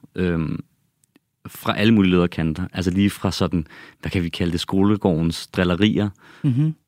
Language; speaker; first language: Danish; native; Danish